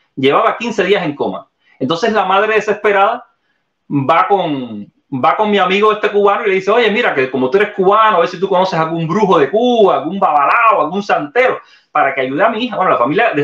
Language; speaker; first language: Spanish; native; Spanish